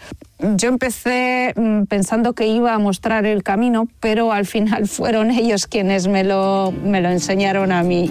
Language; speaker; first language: Spanish; non-native, fluent; Polish